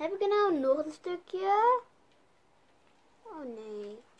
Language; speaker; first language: Dutch; early bilingual, other home language; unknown